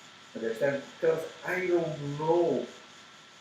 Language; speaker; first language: English; non-native, learner; Portuguese